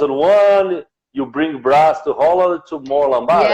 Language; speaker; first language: English; non-native, learner; Portuguese